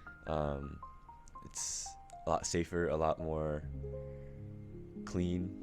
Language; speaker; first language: English; early bilingual, other home language; Japanese